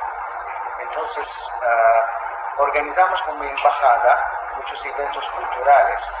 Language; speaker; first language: Spanish; non-native, fluent; Azerbaijani